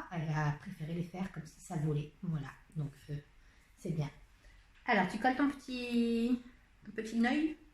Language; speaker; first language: French; native; French